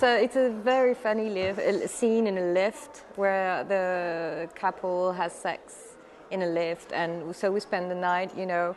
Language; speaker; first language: English; non-native, fluent; French